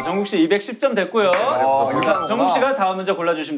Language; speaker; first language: Korean; native; Korean